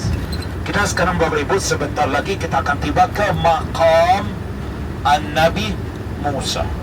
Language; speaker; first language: Indonesian; non-native, fluent; Arabic